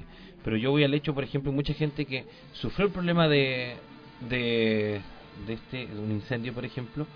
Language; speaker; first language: Spanish; native; Spanish